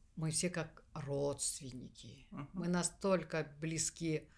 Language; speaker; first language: Russian; non-native, local second language; Kazakh